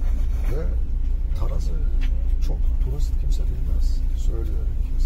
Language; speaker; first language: Turkish; non-native, learner; Kazakh